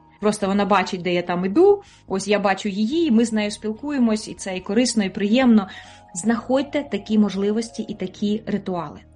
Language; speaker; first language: Ukrainian; native; Ukrainian